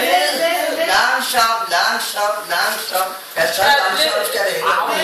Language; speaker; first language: Danish; native; Danish